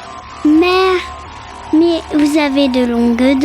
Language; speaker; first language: French; native; French